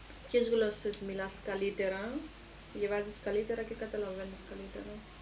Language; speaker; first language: Greek; early bilingual, heritage; Greek